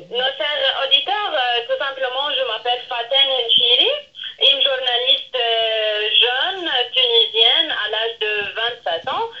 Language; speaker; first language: French; non-native, local second language; Arabic